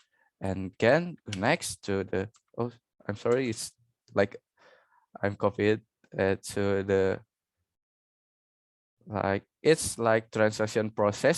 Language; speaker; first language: English; non-native, learner; Indonesian